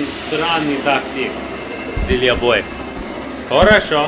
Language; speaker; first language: Russian; non-native, learner; English